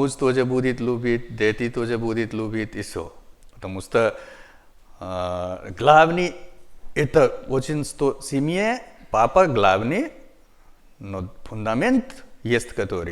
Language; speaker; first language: Russian; non-native, learner; Hindi